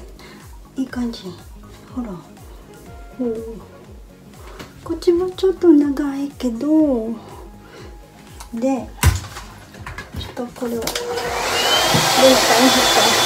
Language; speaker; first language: Japanese; non-native, fluent; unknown